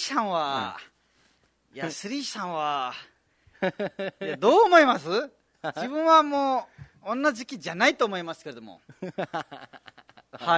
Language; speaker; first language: Japanese; non-native, fluent; Nepali